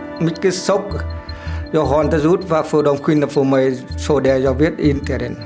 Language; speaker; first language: Swedish; non-native, learner; Vietnamese